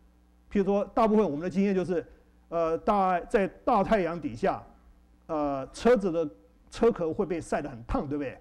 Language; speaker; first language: Chinese; native; Chinese